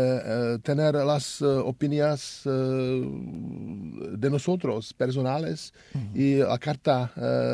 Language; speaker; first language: Spanish; non-native, learner; Czech